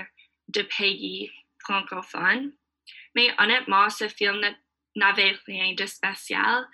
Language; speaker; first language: French; non-native, learner; English